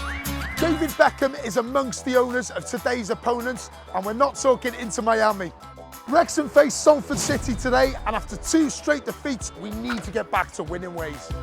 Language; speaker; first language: English; native; English